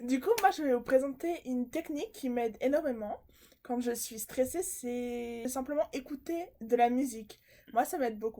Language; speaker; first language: French; native; French